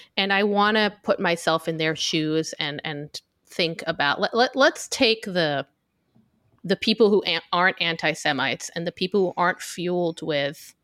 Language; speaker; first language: English; early bilingual, other home language; Hebrew